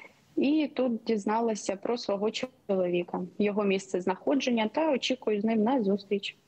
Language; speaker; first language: Ukrainian; non-native, local second language; Russian